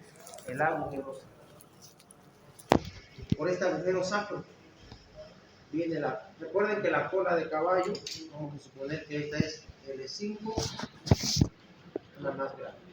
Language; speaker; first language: Spanish; native; Spanish